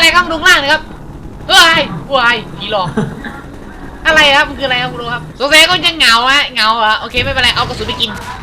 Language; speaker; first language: Thai; native; Thai